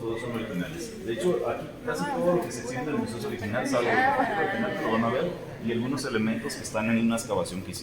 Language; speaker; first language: Spanish; native; Spanish